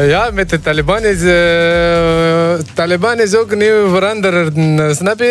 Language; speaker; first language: Dutch; non-native, learner; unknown